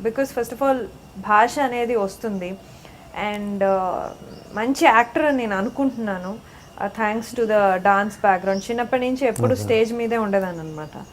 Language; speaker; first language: Telugu; native; Telugu